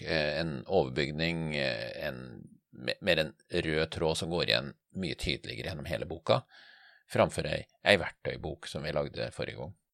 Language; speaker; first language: Norwegian; native; Norwegian